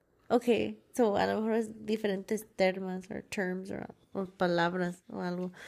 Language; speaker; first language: Spanish; non-native, learner; English